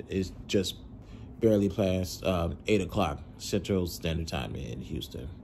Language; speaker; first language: English; native; English